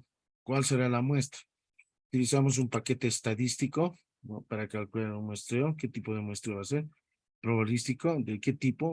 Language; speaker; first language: Spanish; native; Spanish